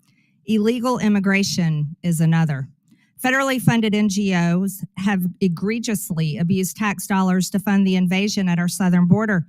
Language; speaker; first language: English; native; English